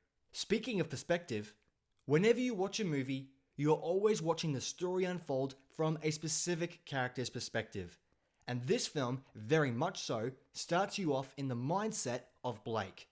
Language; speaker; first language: English; native; English